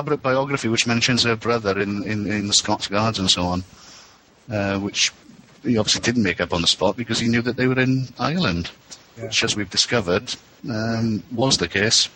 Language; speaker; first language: English; native; English